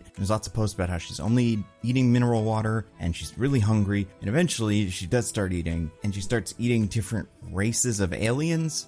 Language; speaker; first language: English; native; English